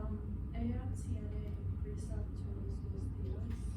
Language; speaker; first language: Spanish; non-native, learner; English